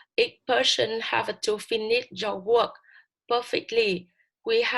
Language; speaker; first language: English; non-native, learner; Vietnamese